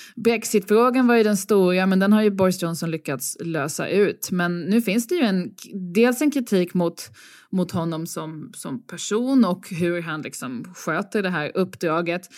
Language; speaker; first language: Swedish; native; Swedish